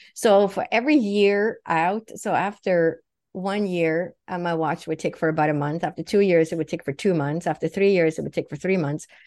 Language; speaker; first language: English; non-native, fluent; Swedish